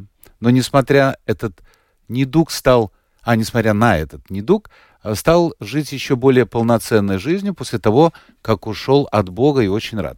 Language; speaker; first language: Russian; native; Russian